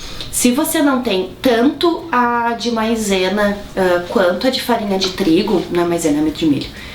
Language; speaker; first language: Portuguese; native; Portuguese